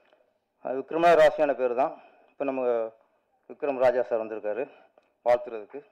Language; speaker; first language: Tamil; native; Tamil